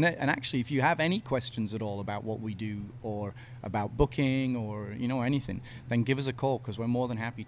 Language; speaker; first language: English; native; English